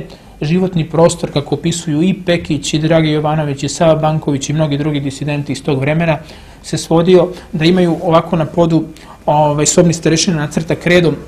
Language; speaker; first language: Serbian; native; Serbian